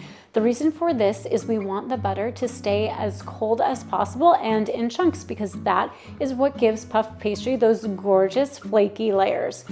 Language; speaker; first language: English; native; English